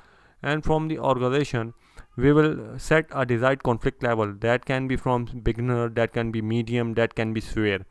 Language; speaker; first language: English; non-native, local second language; Urdu